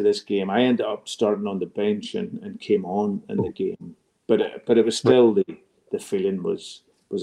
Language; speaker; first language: English; native; English